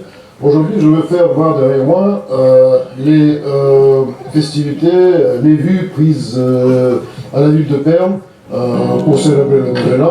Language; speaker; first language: French; non-native, fluent; Russian